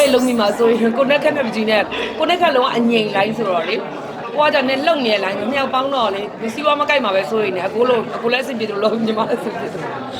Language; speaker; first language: Burmese; non-native, local second language; Mon